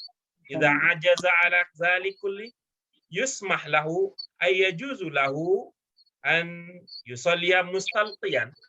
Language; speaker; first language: Arabic; non-native, fluent; Indonesian